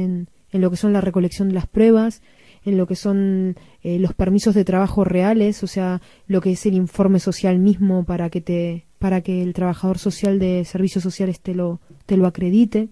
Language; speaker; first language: Spanish; native; Spanish